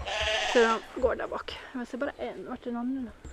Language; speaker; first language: Swedish; native; Swedish